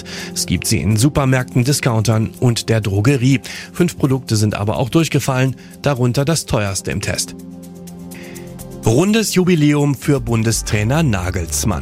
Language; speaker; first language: German; native; German